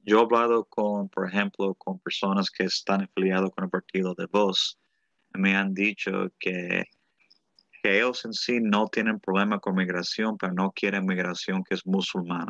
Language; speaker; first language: Spanish; early bilingual, heritage; Spanish